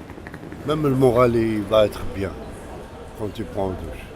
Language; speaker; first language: French; non-native, local second language; Arabic